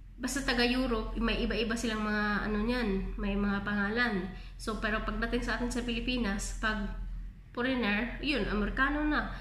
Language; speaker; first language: Filipino; non-native, local second language; Cebuano